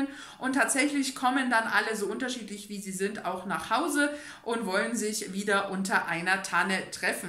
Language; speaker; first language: German; native; German